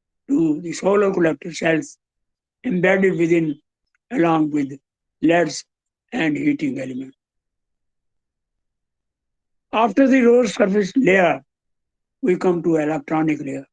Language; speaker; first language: English; non-native, local second language; Hindi